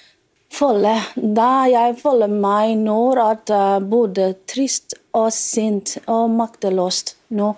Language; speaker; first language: Norwegian; non-native, learner; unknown